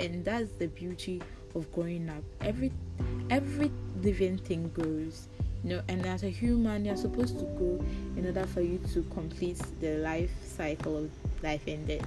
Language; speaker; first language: English; non-native, local second language; Akan